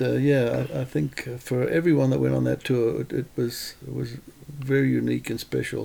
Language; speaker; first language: English; non-native, local second language; Lithuanian